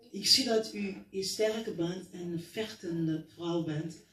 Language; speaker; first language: Dutch; non-native, learner; French